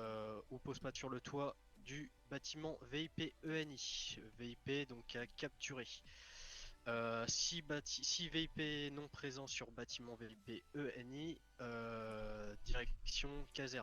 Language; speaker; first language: French; native; French